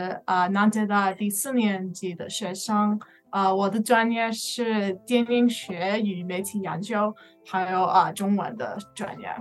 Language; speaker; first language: Chinese; non-native, learner; English